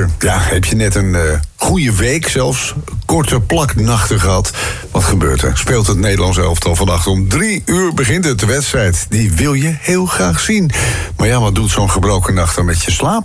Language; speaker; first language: Dutch; native; Dutch